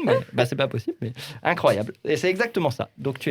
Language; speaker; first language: French; native; French